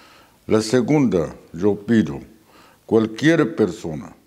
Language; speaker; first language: Spanish; non-native, fluent; Arabic